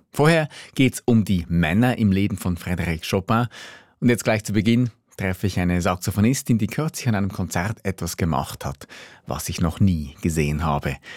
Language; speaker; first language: German; native; German